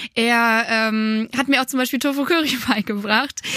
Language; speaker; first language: German; early bilingual, other home language; Polish